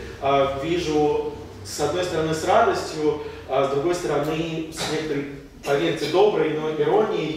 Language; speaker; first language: Russian; native; Russian